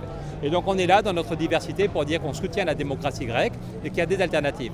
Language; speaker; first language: French; native; French